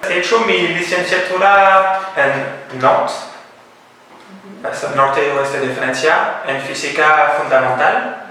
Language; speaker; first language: Spanish; non-native, fluent; French